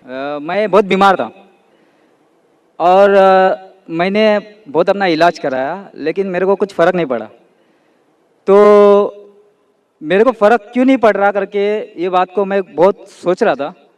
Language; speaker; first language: Hindi; non-native, local second language; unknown